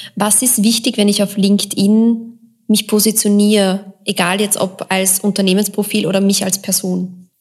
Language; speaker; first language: German; native; German